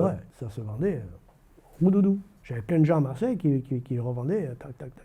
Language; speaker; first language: French; native; French